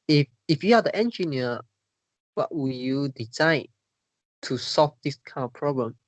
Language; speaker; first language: English; non-native, learner; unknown